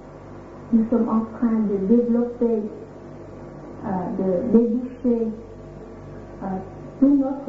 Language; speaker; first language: French; non-native, fluent; Vietnamese